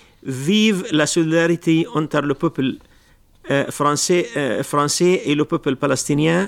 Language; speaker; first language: French; non-native, local second language; Arabic